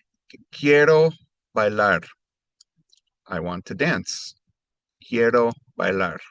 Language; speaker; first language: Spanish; non-native, fluent; English